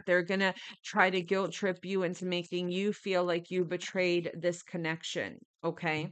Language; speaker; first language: English; native; English